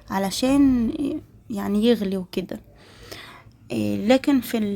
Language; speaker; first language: Arabic; native; Arabic